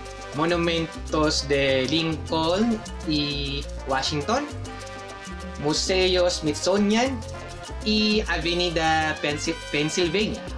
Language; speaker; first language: Spanish; non-native, learner; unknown